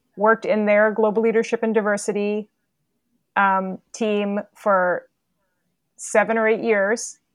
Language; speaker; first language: English; native; English